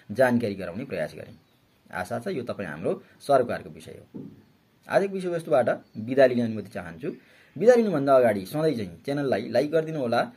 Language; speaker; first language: Nepali; native; Nepali